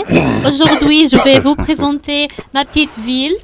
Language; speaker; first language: French; non-native, learner; Arabic